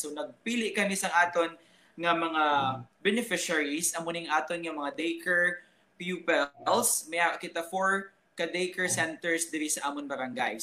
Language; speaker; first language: English; non-native, local second language; Hiligaynon